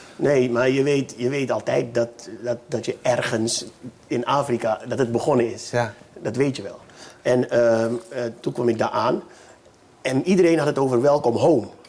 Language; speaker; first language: Dutch; native; Dutch